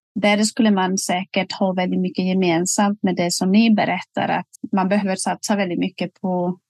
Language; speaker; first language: Swedish; non-native, fluent; Spanish